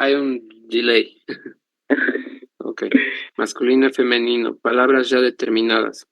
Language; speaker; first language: Portuguese; non-native, learner; Spanish